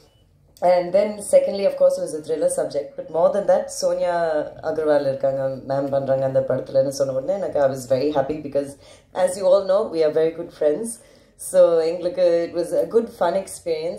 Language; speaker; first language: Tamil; early bilingual, heritage; Tamil